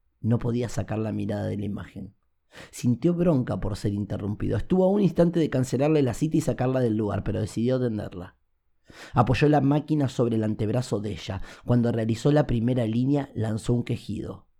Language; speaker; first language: Spanish; native; Spanish